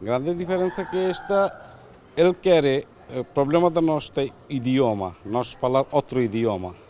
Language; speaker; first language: Portuguese; non-native, learner; Bangla